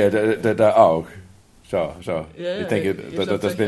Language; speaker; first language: German; non-native, fluent; English